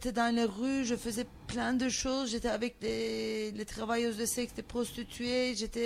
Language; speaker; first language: French; non-native, fluent; Turkish